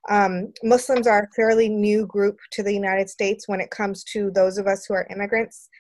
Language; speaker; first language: English; native; English